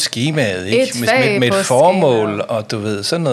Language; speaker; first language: Danish; native; Danish